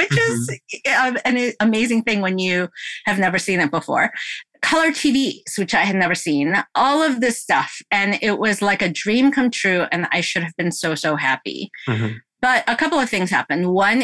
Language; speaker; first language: English; early bilingual, other home language; Korean